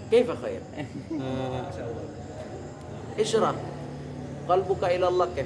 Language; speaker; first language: Arabic; non-native, fluent; Indonesian